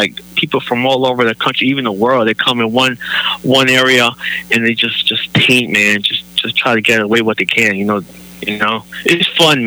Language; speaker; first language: English; native; English